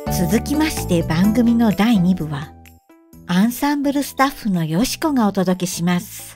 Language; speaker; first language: Japanese; native; Japanese